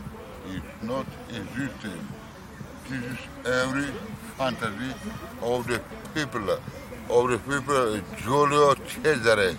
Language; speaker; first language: English; non-native, learner; Romany